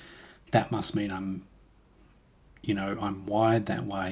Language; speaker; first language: English; native; English